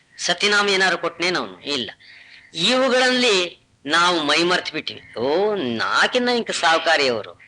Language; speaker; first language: Kannada; non-native, local second language; Telugu